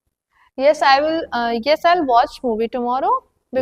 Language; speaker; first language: English; non-native, learner; Hindi